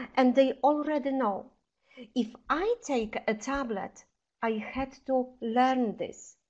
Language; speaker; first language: English; non-native, fluent; Polish